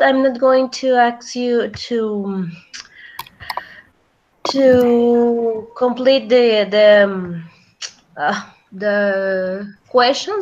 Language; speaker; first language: English; non-native, fluent; Spanish